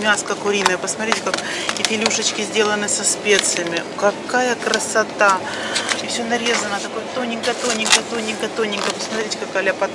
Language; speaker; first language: Russian; native; Russian